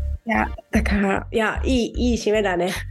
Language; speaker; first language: Japanese; native; Japanese